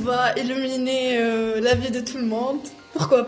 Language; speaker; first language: French; non-native, local second language; Arabic